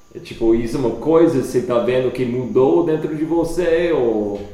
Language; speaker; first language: Portuguese; non-native, fluent; English